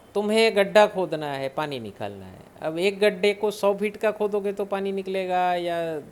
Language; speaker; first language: Hindi; non-native, local second language; Gujarati